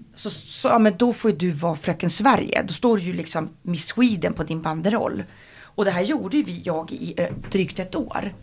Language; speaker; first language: Swedish; native; Swedish